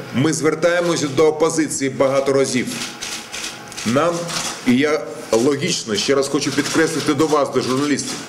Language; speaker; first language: Ukrainian; non-native, local second language; Russian